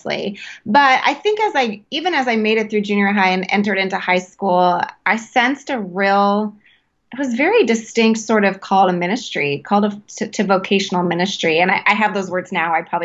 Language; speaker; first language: English; native; English